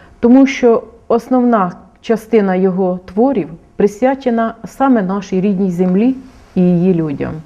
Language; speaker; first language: Ukrainian; native; Ukrainian